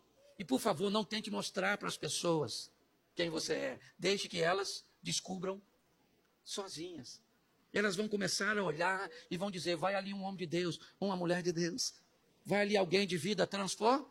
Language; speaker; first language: Portuguese; native; Portuguese